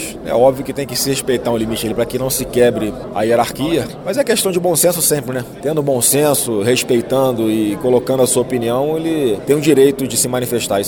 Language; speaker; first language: Portuguese; native; Portuguese